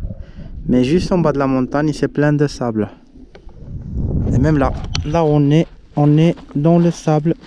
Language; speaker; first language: French; native; French